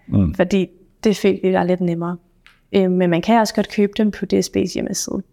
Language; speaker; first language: Danish; native; Danish